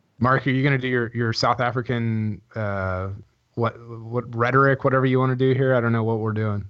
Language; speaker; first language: English; native; English